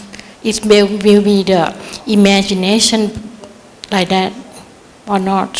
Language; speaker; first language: English; non-native, learner; Thai